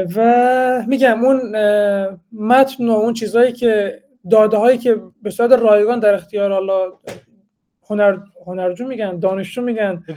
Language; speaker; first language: Persian; native; Persian